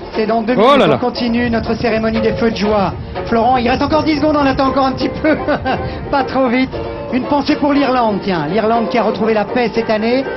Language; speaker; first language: French; native; French